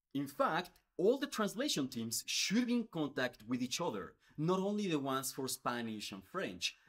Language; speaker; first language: English; non-native, fluent; Spanish